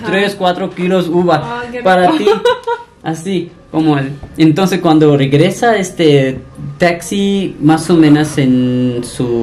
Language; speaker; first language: Spanish; non-native, learner; Punjabi